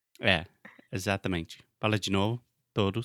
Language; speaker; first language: Portuguese; non-native, fluent; English